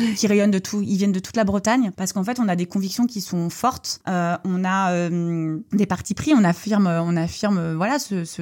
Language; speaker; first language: French; native; French